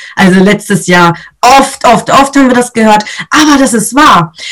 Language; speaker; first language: German; native; German